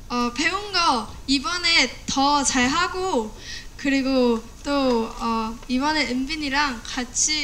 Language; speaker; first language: Korean; non-native, learner; Cantonese